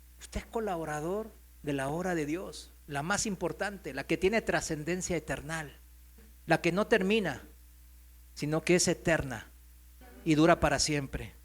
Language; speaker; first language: Spanish; non-native, fluent; Korean